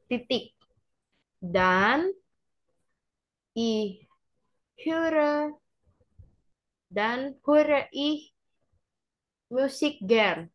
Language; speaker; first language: German; non-native, learner; Indonesian